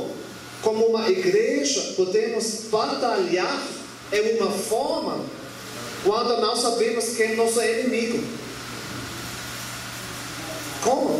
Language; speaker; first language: Portuguese; non-native, learner; German